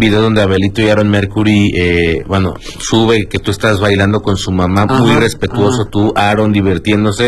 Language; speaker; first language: Spanish; native; Spanish